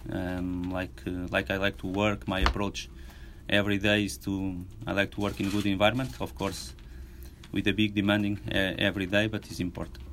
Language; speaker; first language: English; non-native, fluent; Portuguese